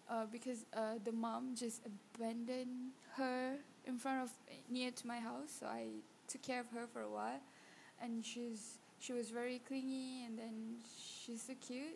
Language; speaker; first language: English; non-native, local second language; Malay